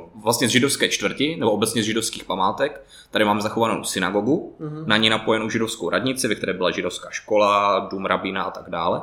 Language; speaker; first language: Czech; native; Czech